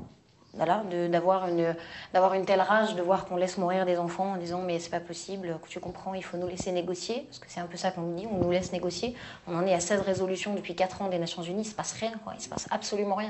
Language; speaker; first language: French; native; French